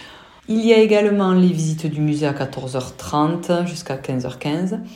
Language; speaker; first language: French; native; French